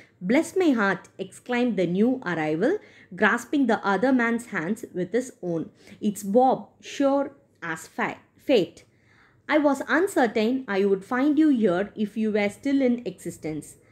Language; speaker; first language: English; non-native, local second language; Tamil